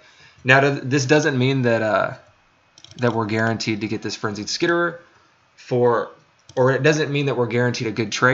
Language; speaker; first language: English; native; English